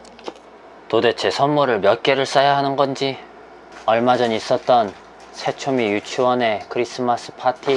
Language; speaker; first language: Korean; native; Korean